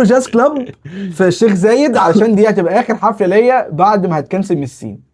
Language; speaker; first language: Arabic; native; Arabic